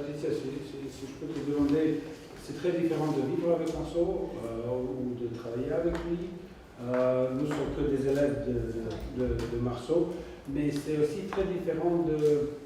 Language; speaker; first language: French; non-native, fluent; Serbian